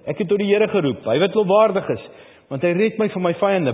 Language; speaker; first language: Afrikaans; native; Afrikaans